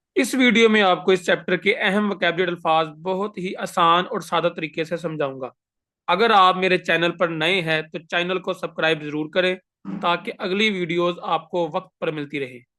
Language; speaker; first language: Urdu; native; Urdu